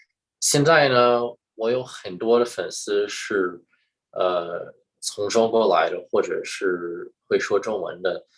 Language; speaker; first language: Chinese; early bilingual, heritage; English